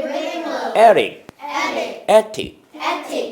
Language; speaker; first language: English; non-native, learner; Korean